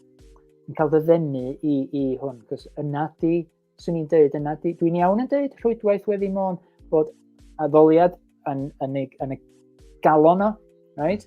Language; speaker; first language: Welsh; native; Welsh